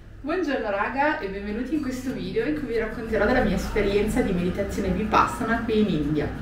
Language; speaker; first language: Italian; native; Italian